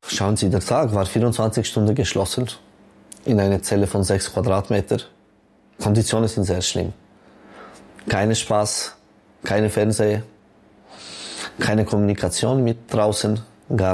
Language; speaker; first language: German; non-native, local second language; French